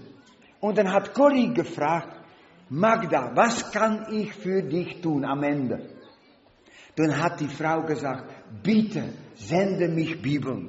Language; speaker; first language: German; non-native, learner; Dutch